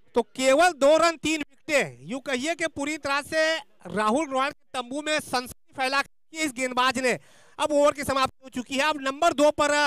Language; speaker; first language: Hindi; non-native, local second language; Marathi